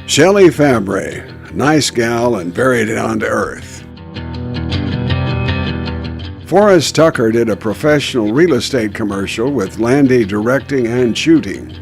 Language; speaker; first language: English; native; English